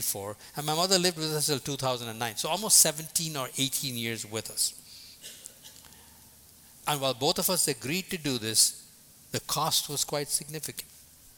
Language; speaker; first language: English; non-native, local second language; Tamil